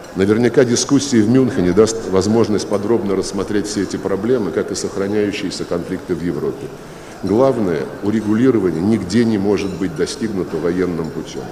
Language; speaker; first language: Russian; native; Russian